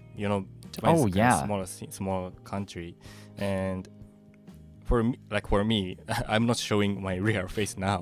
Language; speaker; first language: English; non-native, fluent; Japanese